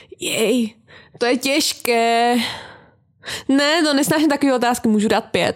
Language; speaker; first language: Czech; native; Czech